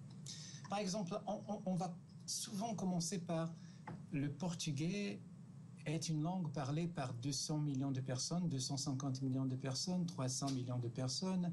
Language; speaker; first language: French; non-native, fluent; Portuguese